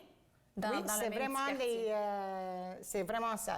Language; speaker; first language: French; non-native, fluent; Greek